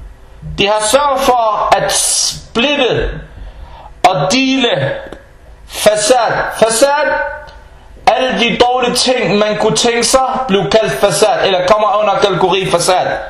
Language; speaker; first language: Danish; non-native, fluent; Arabic